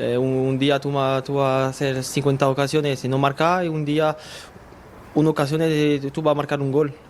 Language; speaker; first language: Spanish; non-native, learner; French